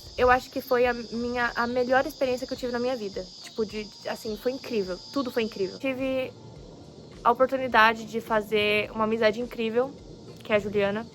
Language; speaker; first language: Portuguese; native; Portuguese